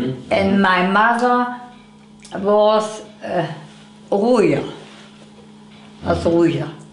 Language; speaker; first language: English; non-native, learner; German